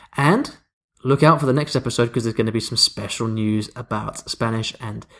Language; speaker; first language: English; native; English